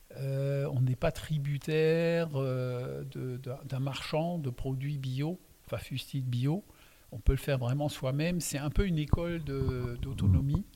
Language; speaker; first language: French; non-native, local second language; Swiss German